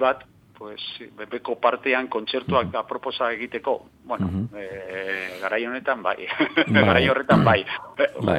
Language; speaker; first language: Basque; non-native, local second language; Spanish